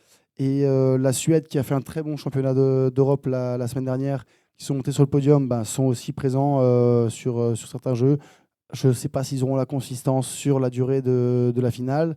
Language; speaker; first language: French; native; French